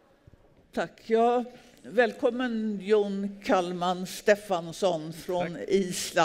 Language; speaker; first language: Swedish; native; Swedish